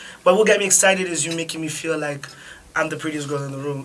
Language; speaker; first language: English; early bilingual, other home language; French